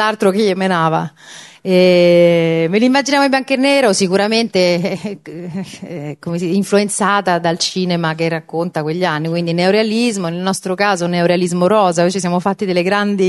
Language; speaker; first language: Italian; native; Italian